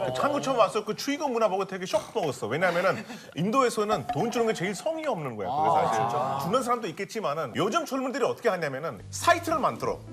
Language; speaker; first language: Korean; non-native, fluent; Hindi